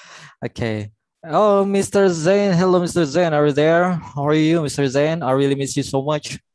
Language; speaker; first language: English; non-native, fluent; Indonesian